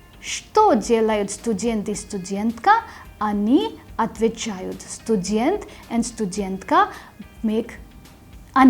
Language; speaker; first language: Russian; non-native, fluent; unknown